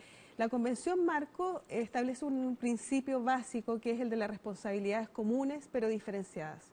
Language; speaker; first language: Spanish; native; Spanish